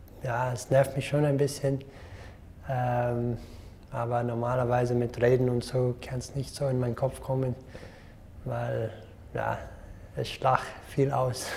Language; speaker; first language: German; non-native, fluent; English